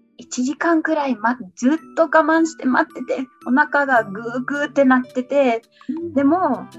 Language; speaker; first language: Japanese; non-native, fluent; English